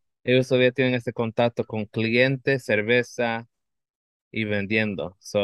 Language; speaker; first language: Spanish; early bilingual, heritage; Spanish